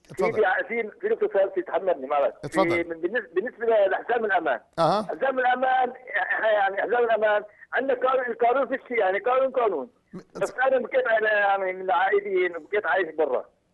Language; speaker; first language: Arabic; native; Arabic